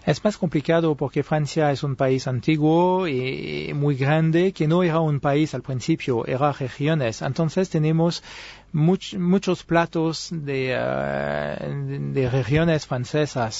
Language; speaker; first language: Spanish; non-native, fluent; French